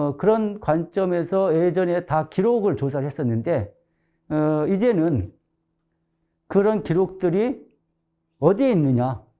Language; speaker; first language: Korean; native; Korean